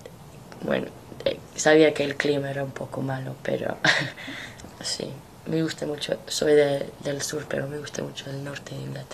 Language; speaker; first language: Spanish; non-native, fluent; English